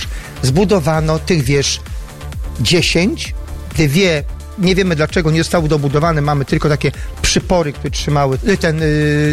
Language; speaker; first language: Polish; native; Polish